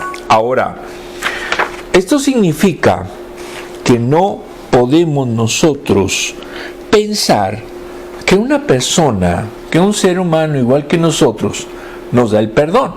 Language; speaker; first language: Spanish; native; Spanish